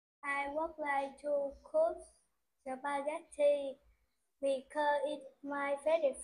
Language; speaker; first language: English; non-native, learner; Vietnamese